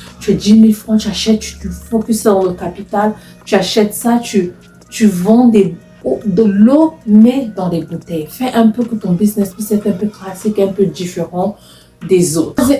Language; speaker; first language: French; non-native, local second language; Lingala